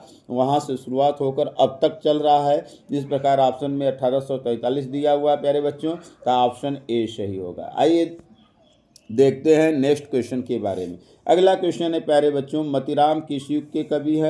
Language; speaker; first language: Hindi; native; Hindi